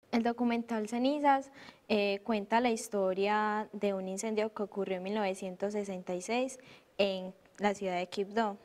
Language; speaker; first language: Spanish; native; Spanish